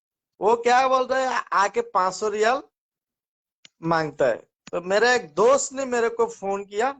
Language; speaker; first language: Hindi; non-native, learner; Bangla